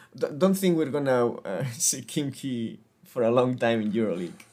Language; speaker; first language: English; non-native, fluent; Spanish